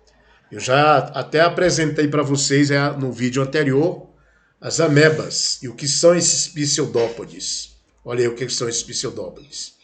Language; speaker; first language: Portuguese; native; Portuguese